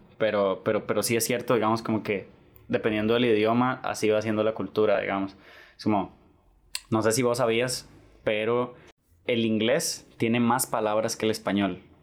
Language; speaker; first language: Spanish; native; Spanish